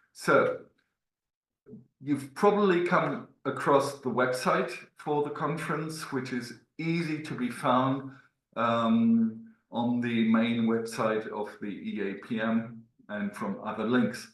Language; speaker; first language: English; non-native, fluent; German